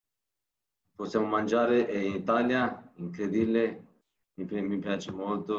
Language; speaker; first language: Italian; non-native, learner; Turkish